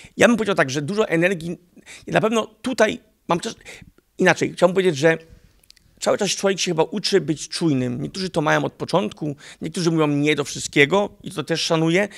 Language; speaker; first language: Polish; early bilingual, heritage; Polish